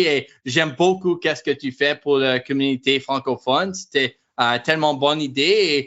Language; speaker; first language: French; non-native, learner; English